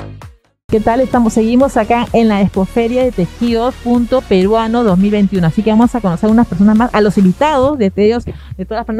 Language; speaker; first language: Spanish; native; Spanish